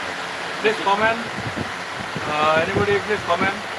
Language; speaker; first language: English; non-native, learner; Bangla